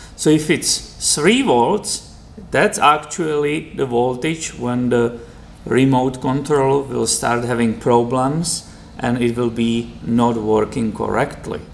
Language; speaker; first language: English; non-native, fluent; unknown